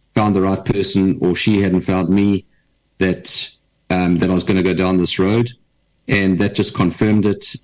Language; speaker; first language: English; native; English